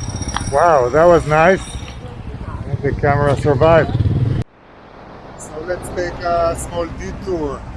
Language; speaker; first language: English; non-native, fluent; Hebrew